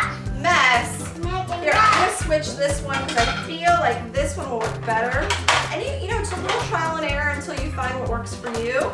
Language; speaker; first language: English; native; English